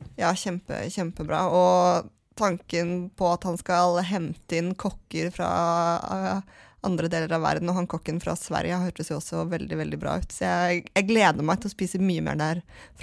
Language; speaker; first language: Norwegian; native; Norwegian